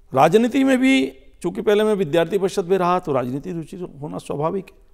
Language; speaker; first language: Hindi; native; Hindi